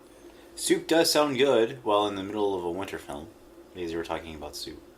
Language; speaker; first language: English; native; English